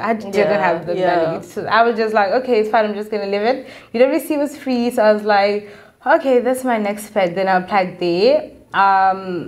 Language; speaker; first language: English; non-native, local second language; Xhosa